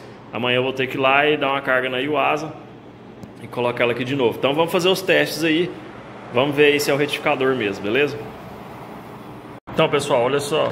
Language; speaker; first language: Portuguese; native; Portuguese